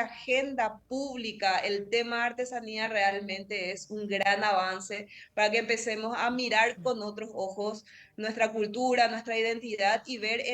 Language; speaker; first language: Spanish; native; Spanish